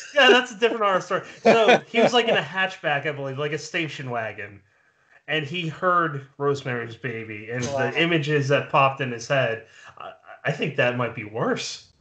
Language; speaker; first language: English; native; English